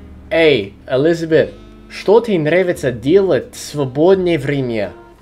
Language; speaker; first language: Russian; non-native, learner; English